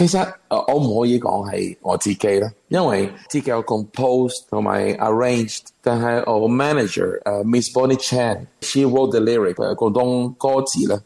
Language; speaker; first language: Cantonese; non-native, learner; Spanish